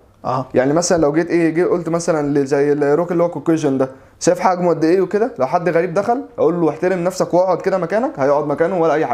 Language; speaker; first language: Arabic; native; Arabic